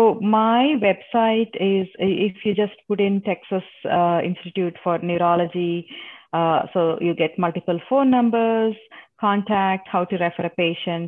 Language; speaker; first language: English; non-native, local second language; Telugu